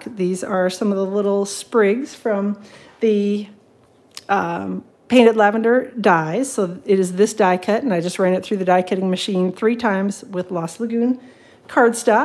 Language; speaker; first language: English; native; English